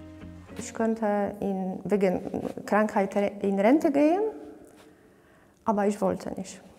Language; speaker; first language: German; non-native, learner; Polish